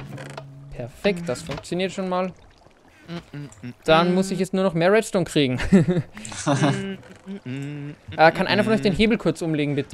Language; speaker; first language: German; native; German